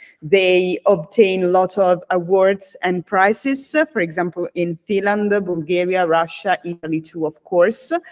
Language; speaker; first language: English; non-native, fluent; Italian